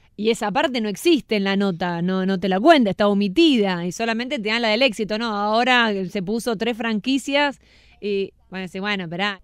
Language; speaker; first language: Spanish; native; Spanish